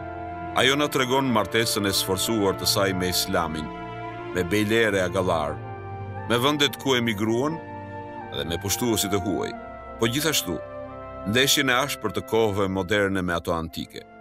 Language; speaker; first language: Albanian; native; Albanian